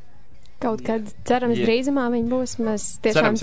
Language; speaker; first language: Latvian; native; Latvian